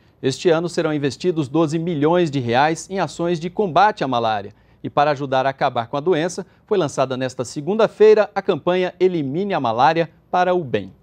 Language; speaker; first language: Portuguese; native; Portuguese